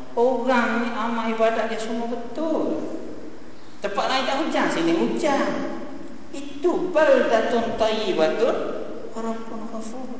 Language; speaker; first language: Malay; early bilingual, heritage; Arabic